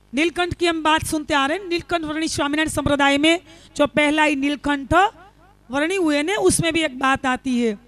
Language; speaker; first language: Hindi; non-native, local second language; Gujarati